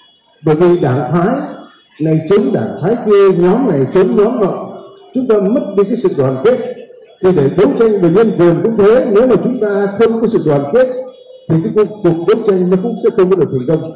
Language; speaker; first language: Vietnamese; native; Vietnamese